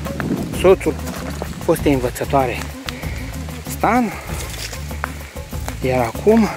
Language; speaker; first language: Romanian; native; Romanian